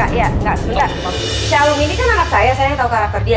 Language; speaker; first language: Indonesian; native; Indonesian